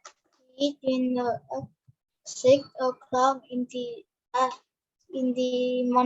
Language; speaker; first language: English; non-native, learner; Vietnamese